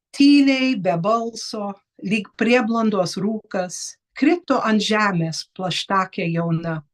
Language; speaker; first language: Lithuanian; early bilingual, heritage; Lithuanian